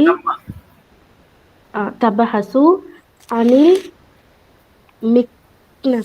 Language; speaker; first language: Arabic; non-native, learner; Tamil